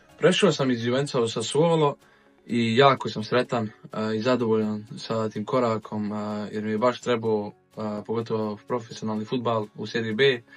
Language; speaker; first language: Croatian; early bilingual, heritage; Bosnian